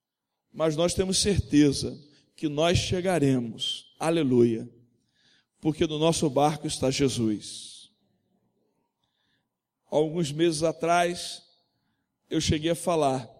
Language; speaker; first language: Portuguese; native; Portuguese